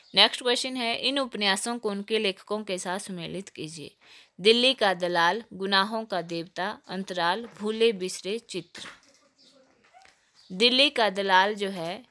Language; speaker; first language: Hindi; native; Hindi